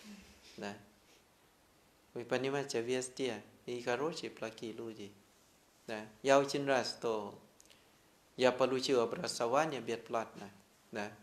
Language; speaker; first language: Russian; non-native, fluent; Thai